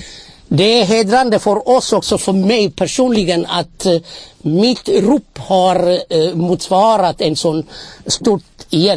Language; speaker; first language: Swedish; non-native, fluent; Amharic